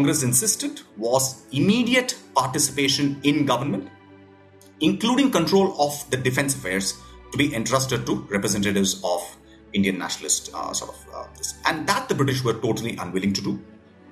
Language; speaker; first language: English; non-native, local second language; Tamil